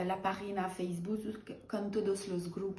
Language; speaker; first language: Spanish; non-native, learner; French